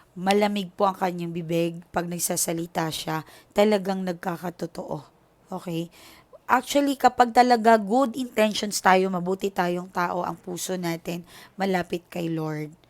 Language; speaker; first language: Filipino; native; Filipino